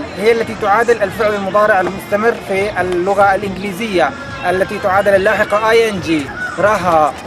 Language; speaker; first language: Arabic; native; Arabic